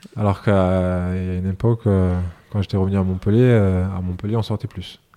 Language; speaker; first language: French; early bilingual, other home language; Serbian